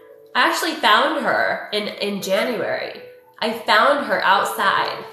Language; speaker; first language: English; native; English